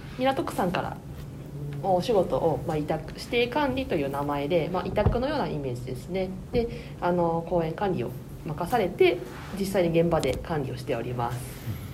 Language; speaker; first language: Japanese; native; Japanese